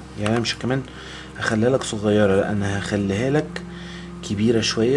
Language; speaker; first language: Arabic; native; Arabic